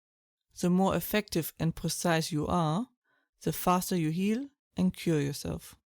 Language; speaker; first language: English; non-native, fluent; German